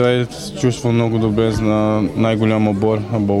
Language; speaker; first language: Bulgarian; non-native, learner; Portuguese